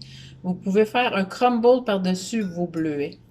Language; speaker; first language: French; native; French